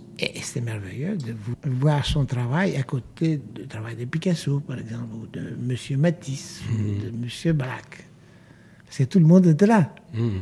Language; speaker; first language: French; non-native, fluent; Greek